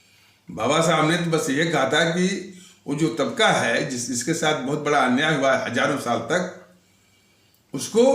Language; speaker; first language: Hindi; native; Hindi